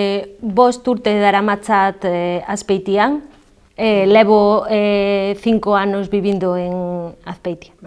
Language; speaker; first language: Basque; non-native, learner; Galician